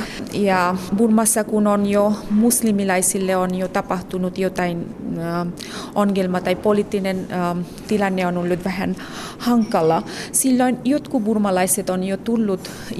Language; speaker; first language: Finnish; non-native, fluent; Bangla